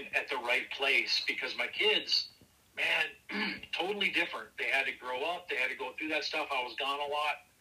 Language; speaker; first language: English; native; English